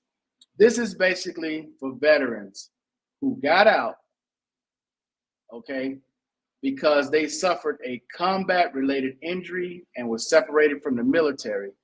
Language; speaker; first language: English; native; English